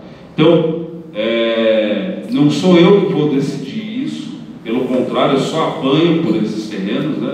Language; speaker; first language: Portuguese; native; Portuguese